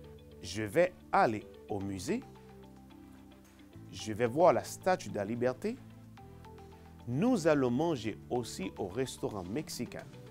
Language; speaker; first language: French; non-native, fluent; Spanish